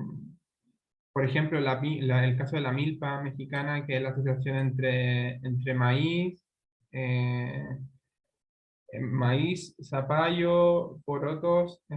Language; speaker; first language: Spanish; native; Spanish